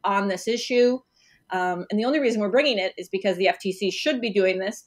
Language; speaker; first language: English; native; English